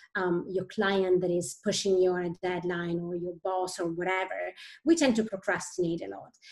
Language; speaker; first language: English; non-native, fluent; Italian